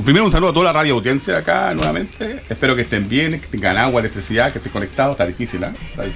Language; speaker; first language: Spanish; native; Spanish